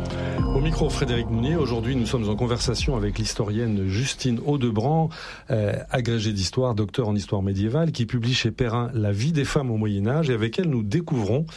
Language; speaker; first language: French; native; French